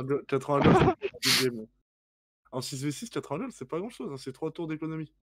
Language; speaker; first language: French; native; French